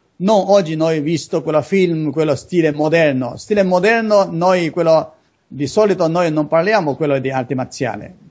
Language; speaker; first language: Italian; non-native, learner; Chinese